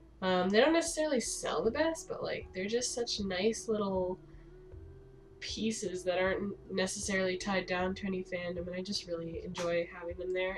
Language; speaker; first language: English; native; English